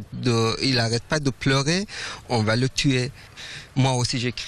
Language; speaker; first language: French; non-native, fluent; Persian